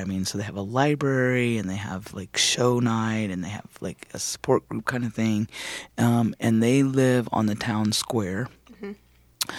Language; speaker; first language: English; native; English